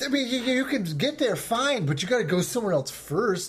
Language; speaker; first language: English; native; English